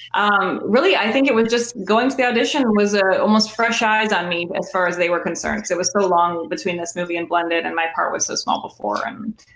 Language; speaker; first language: English; native; English